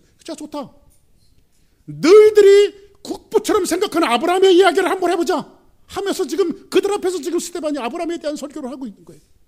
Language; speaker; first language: Korean; native; Korean